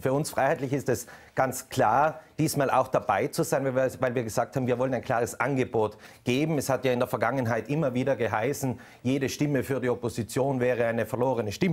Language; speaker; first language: German; native; German